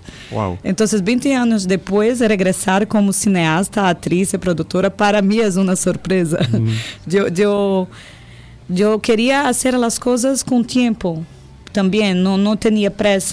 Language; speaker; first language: Spanish; non-native, learner; Portuguese